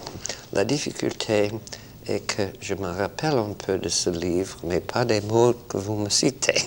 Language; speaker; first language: French; non-native, fluent; English